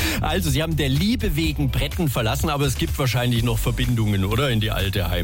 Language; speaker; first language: German; native; German